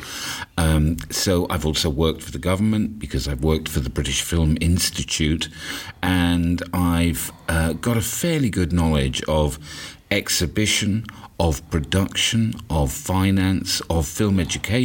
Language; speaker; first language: English; native; English